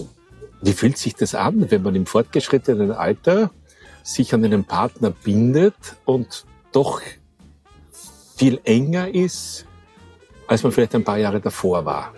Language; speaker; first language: German; native; German